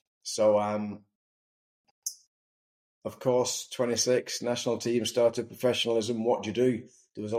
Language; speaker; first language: English; native; English